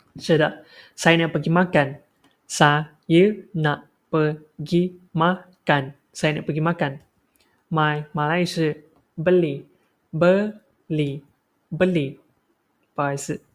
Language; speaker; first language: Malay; non-native, local second language; Chinese